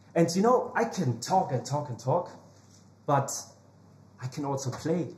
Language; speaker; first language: English; non-native, fluent; German